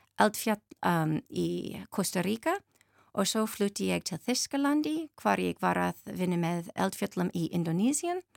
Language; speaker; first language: Icelandic; non-native, learner; English